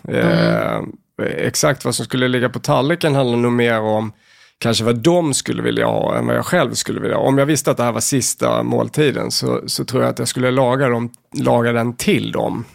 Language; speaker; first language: Swedish; native; Swedish